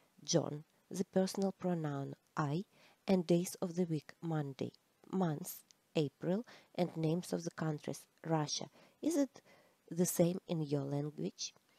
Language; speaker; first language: English; non-native, fluent; Russian